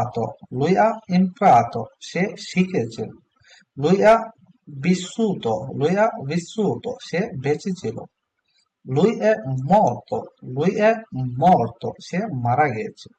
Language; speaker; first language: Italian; non-native, learner; Bangla